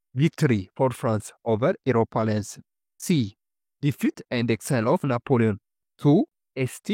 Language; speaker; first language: English; non-native, local second language; Amharic